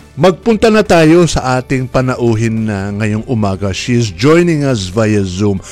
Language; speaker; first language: Filipino; native; Filipino